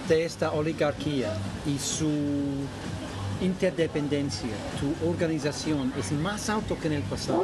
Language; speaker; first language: Spanish; non-native, fluent; English